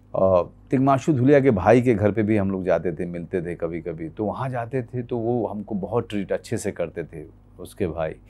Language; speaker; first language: Hindi; native; Hindi